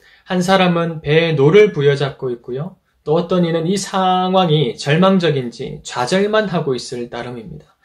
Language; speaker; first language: Korean; native; Korean